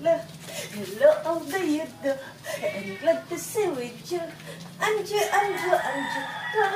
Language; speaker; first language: English; non-native, learner; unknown